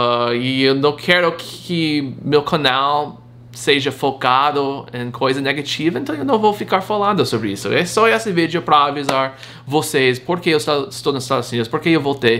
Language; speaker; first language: Portuguese; non-native, fluent; English